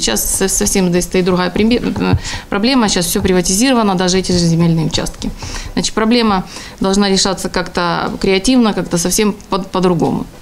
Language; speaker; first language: Russian; native; Russian